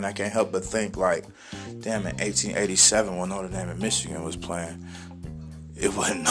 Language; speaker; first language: English; native; English